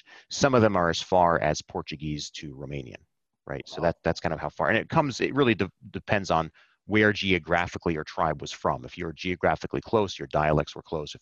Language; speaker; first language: English; native; English